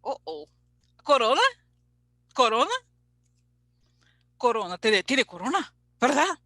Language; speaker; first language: Spanish; non-native, learner; English